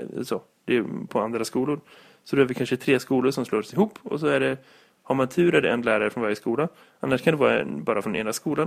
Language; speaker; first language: Swedish; native; Swedish